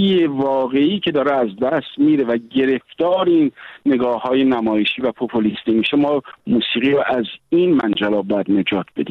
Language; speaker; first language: Persian; native; Persian